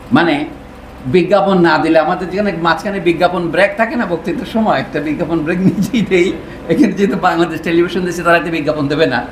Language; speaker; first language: Bangla; non-native, local second language; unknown